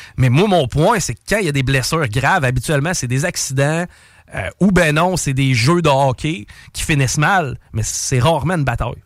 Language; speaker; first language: French; native; French